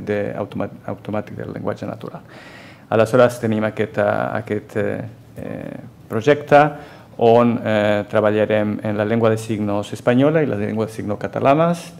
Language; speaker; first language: Catalan; non-native, fluent; Spanish